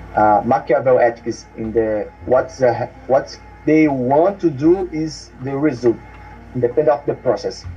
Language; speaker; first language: English; non-native, learner; Portuguese